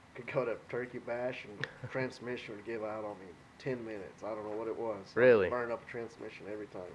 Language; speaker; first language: English; native; English